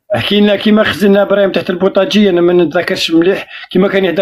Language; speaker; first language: Arabic; native; Arabic